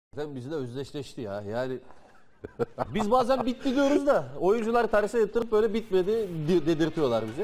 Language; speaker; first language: Turkish; native; Turkish